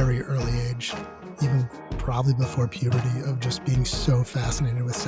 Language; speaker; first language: English; native; English